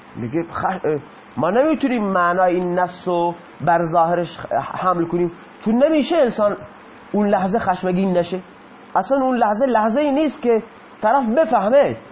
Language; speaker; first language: Persian; native; Persian